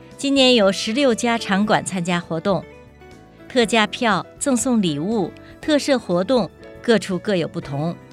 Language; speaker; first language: Chinese; native; Chinese